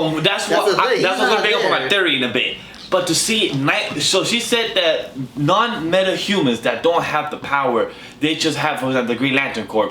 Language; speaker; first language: English; native; English